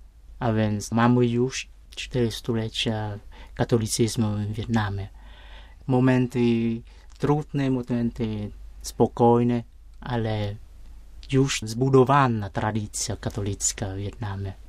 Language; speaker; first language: Polish; non-native, fluent; Vietnamese